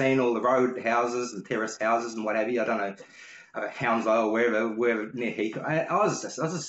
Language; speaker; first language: English; native; English